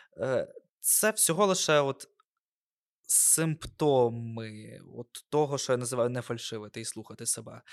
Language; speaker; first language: Ukrainian; non-native, local second language; Russian